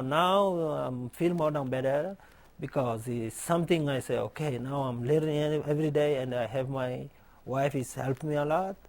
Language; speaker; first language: English; non-native, learner; Portuguese